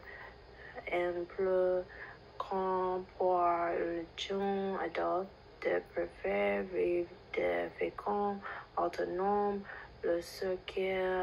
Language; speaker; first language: French; non-native, learner; English